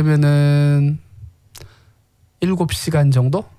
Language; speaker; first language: Korean; native; Korean